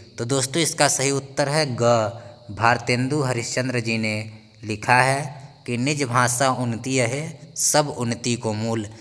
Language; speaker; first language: Hindi; native; Hindi